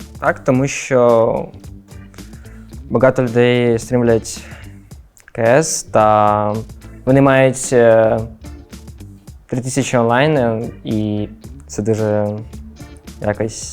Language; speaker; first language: Ukrainian; non-native, local second language; Russian